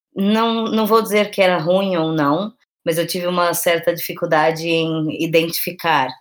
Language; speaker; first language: Portuguese; native; Portuguese